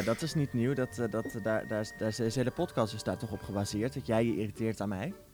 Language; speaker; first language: Dutch; native; Dutch